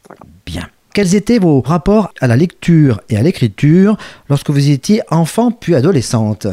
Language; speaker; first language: French; native; French